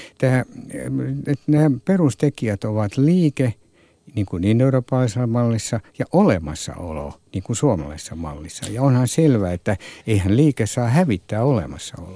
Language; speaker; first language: Finnish; native; Finnish